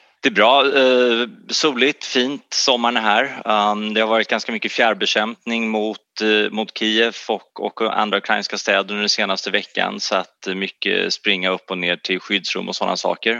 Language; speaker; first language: Swedish; native; Swedish